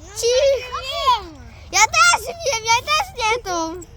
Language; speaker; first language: Polish; native; Polish